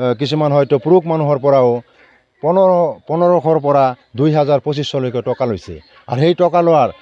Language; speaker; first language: Assamese; non-native, local second language; Bangla